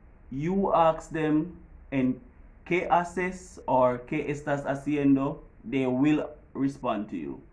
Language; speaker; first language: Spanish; non-native, learner; English